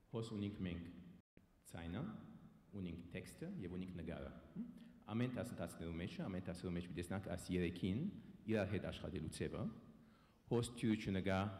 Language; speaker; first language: Armenian; early bilingual, heritage; Armenian